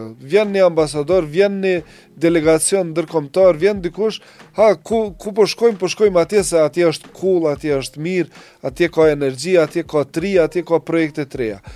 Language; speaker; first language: Albanian; native; Albanian